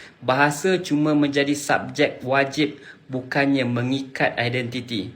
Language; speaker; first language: Malay; native; Malay